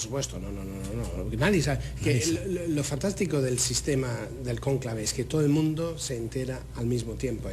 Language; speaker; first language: Spanish; non-native, fluent; English